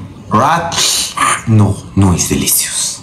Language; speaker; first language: English; non-native, learner; Spanish